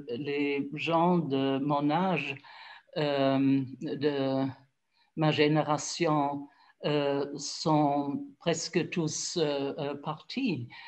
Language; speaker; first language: French; non-native, fluent; German